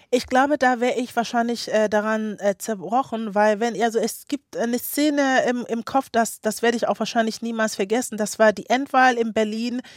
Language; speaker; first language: German; native; German